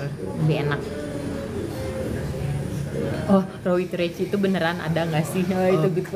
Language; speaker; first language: Indonesian; native; Indonesian